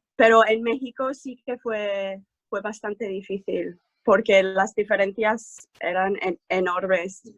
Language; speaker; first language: Spanish; non-native, fluent; English